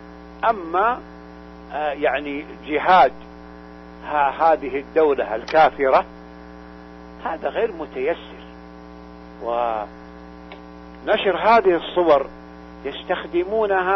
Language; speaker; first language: Arabic; native; Arabic